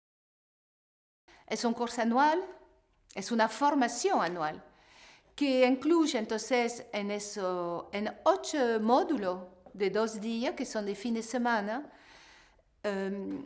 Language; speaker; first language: Spanish; non-native, fluent; French